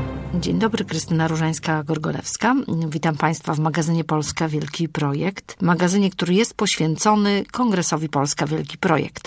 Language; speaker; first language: Polish; native; Polish